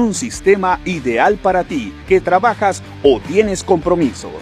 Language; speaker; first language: Spanish; native; Spanish